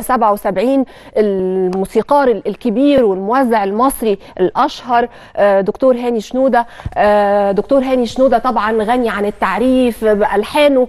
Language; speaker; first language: Arabic; native; Arabic